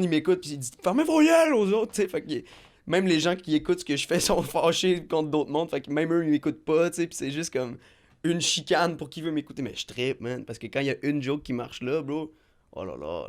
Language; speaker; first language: French; native; French